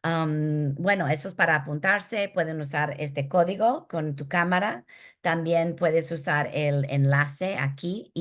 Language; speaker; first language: Spanish; early bilingual, heritage; Spanish